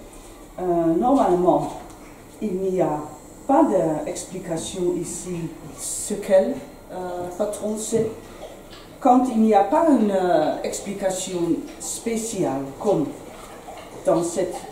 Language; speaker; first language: French; non-native, learner; Dutch